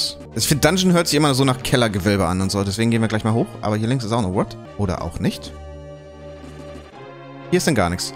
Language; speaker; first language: German; native; German